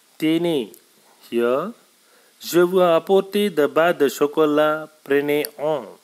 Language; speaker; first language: French; non-native, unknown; Tamil